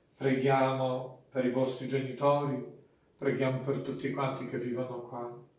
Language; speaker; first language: Italian; non-native, fluent; Polish